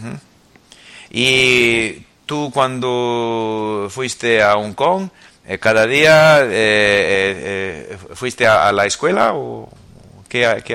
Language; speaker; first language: Spanish; non-native, fluent; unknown